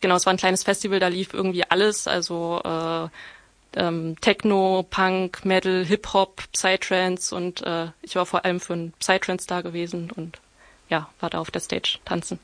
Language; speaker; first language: German; native; German